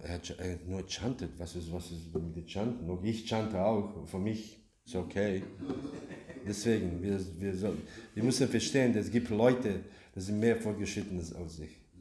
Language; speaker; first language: German; non-native, learner; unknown